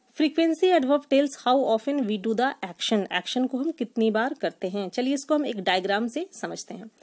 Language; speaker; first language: Hindi; native; Hindi